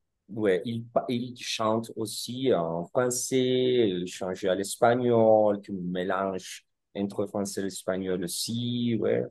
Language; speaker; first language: French; non-native, learner; Spanish